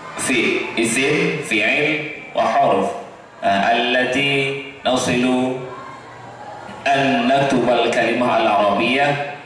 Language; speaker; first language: Arabic; non-native, fluent; Indonesian